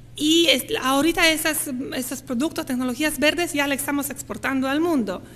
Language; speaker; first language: Spanish; non-native, fluent; Polish